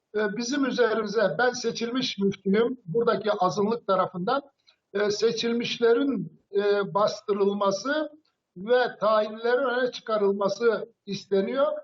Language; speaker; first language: Turkish; native; Turkish